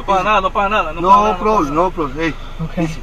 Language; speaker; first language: Spanish; non-native, learner; English